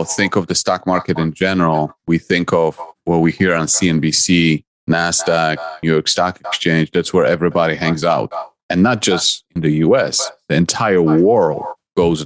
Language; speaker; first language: English; non-native, fluent; Polish